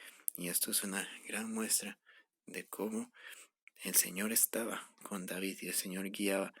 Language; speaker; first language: Spanish; native; Spanish